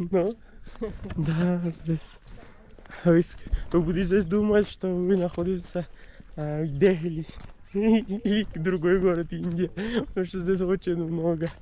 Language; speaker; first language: Russian; non-native, learner; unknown